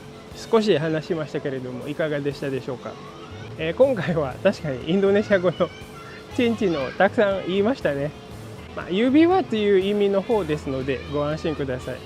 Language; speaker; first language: Japanese; non-native, fluent; Indonesian